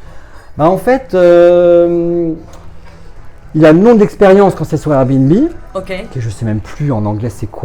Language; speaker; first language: French; native; French